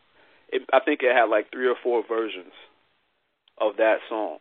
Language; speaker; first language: English; native; English